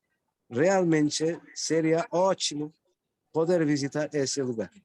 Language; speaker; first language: Portuguese; non-native, learner; Turkish